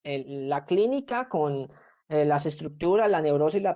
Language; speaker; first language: Spanish; native; Spanish